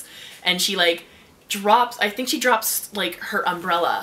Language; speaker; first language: English; native; English